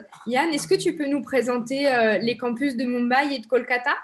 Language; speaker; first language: French; native; French